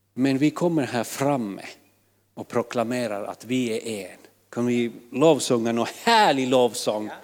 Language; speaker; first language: Swedish; non-native, fluent; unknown